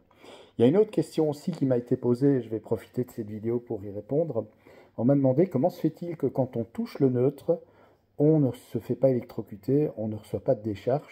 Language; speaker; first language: French; native; French